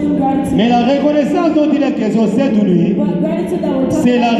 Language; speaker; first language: French; non-native, local second language; Lingala